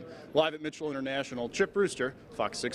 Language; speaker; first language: English; native; English